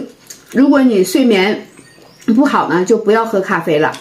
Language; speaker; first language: Chinese; native; Chinese